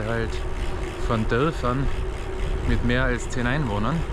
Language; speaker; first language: German; native; German